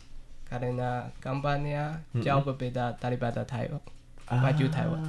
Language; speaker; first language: Indonesian; non-native, learner; Chinese